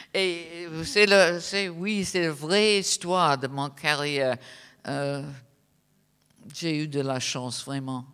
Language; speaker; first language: French; non-native, fluent; English